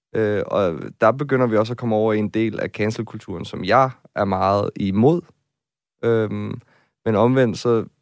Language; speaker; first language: Danish; native; Danish